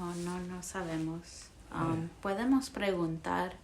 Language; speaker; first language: Spanish; early bilingual, heritage; English